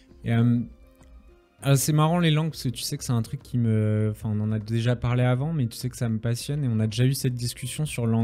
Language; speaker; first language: French; native; French